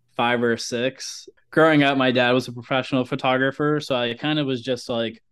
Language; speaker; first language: English; native; English